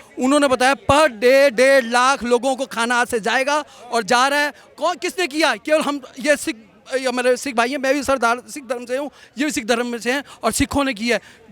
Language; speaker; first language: Hindi; non-native, local second language; Punjabi